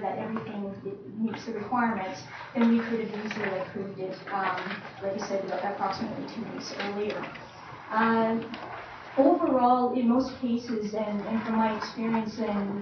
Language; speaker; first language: English; native; English